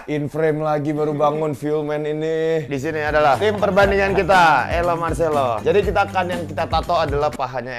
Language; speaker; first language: Indonesian; native; Indonesian